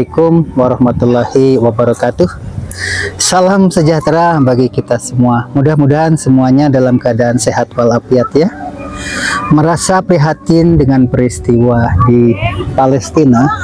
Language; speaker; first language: Indonesian; native; Indonesian